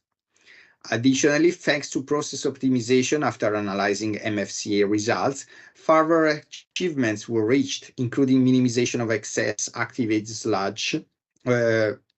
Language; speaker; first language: English; non-native, fluent; Italian